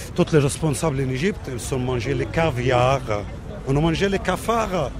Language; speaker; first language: French; non-native, fluent; Arabic